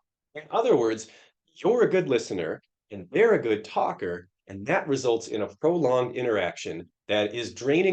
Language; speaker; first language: English; native; English